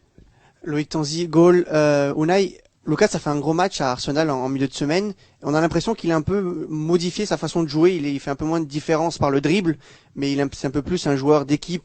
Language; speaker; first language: French; native; French